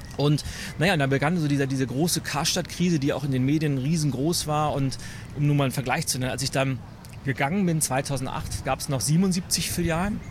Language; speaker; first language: German; native; German